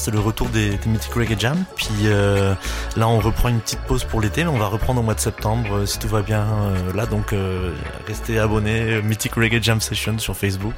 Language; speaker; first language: French; native; French